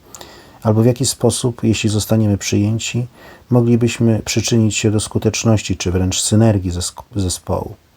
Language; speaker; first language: Polish; native; Polish